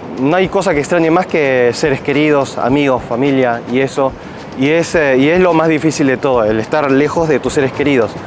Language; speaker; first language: Spanish; native; Spanish